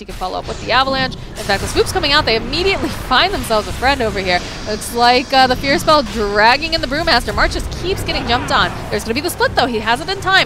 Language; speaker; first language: English; native; English